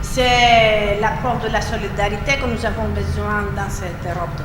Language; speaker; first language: French; non-native, fluent; Greek